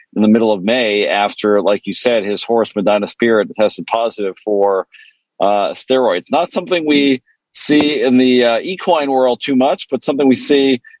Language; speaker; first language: English; non-native, fluent; French